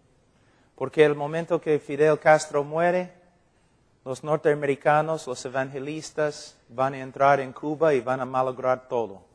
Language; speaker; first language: Spanish; non-native, fluent; English